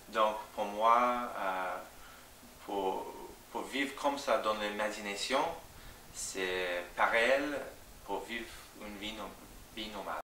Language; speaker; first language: French; non-native, fluent; English